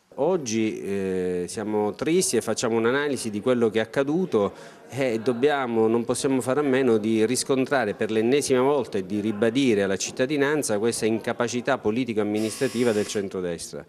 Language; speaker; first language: Italian; native; Italian